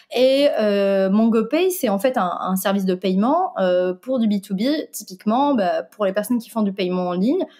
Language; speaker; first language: French; non-native, local second language; Arabic